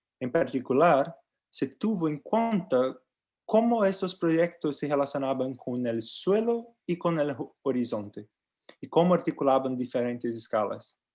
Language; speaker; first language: Spanish; non-native, learner; Portuguese